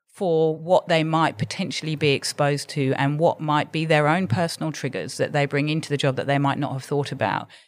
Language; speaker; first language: English; native; English